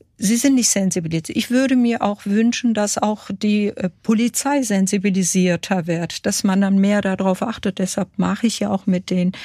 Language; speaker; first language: German; early bilingual, other home language; Kurdish